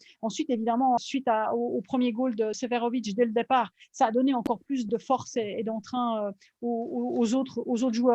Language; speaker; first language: French; native; French